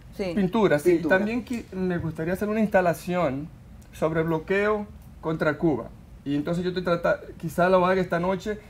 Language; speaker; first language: Spanish; early bilingual, heritage; Spanish